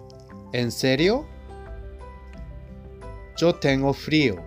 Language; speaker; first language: Spanish; non-native, fluent; Japanese